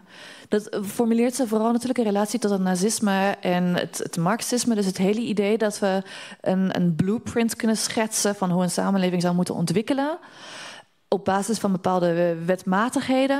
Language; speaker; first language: Dutch; native; Dutch